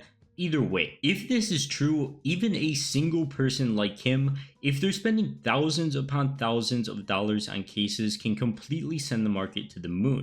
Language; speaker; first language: English; native; English